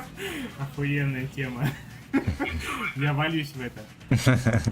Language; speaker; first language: Russian; native; Russian